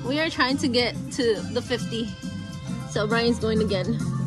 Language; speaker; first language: English; early bilingual, other home language; Spanish